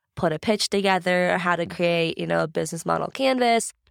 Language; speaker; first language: English; native; English